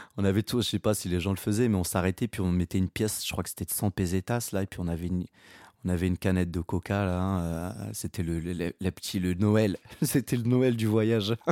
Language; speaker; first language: French; early bilingual, other home language; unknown